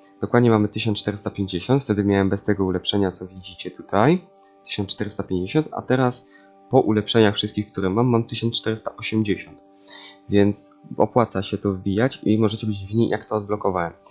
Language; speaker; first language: Polish; native; Polish